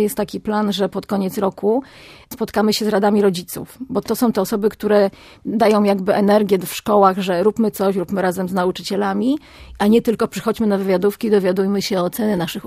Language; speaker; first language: Polish; native; Polish